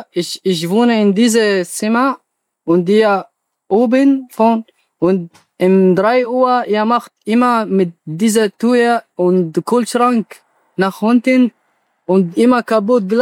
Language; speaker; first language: German; non-native, learner; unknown